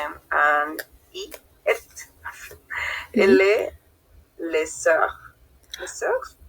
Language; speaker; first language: French; non-native, learner; Spanish